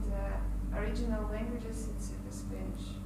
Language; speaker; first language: English; non-native, learner; Russian